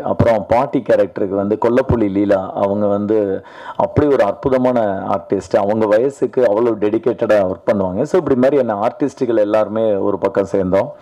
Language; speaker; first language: Tamil; native; Tamil